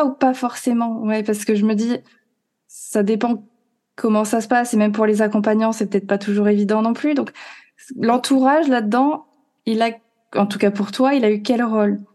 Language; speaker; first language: French; native; French